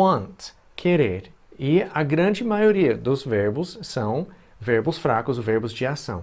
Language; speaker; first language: Portuguese; non-native, fluent; English